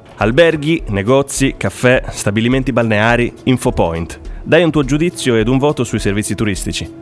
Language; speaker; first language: Italian; native; Italian